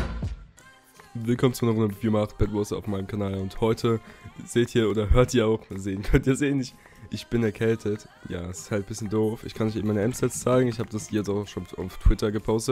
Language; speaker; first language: German; native; German